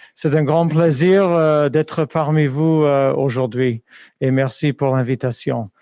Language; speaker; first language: French; non-native, fluent; English